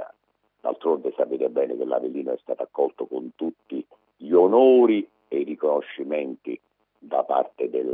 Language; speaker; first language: Italian; native; Italian